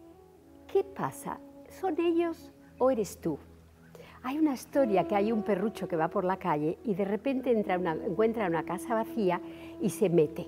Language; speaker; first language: Spanish; native; Spanish